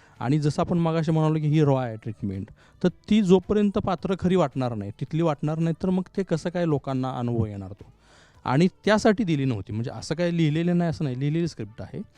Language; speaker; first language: Marathi; native; Marathi